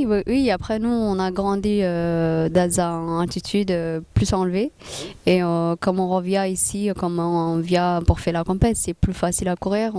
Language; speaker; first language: French; non-native, fluent; Tigrinya